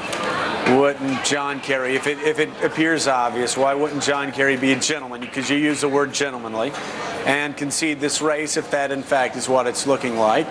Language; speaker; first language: English; native; English